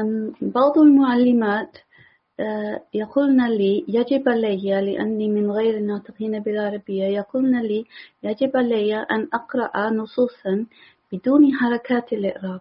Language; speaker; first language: Arabic; non-native, learner; English